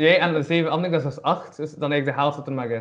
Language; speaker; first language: Dutch; native; Dutch